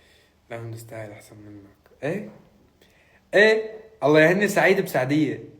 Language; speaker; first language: Arabic; native; Arabic